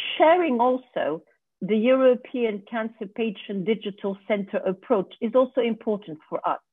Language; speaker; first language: English; non-native, fluent; French